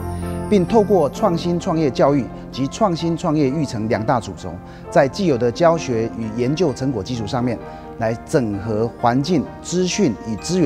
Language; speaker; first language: Chinese; native; Chinese